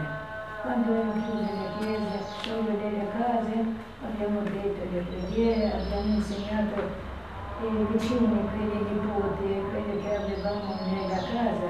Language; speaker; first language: Italian; non-native, learner; Albanian